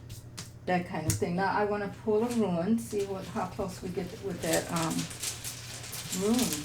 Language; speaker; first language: English; native; English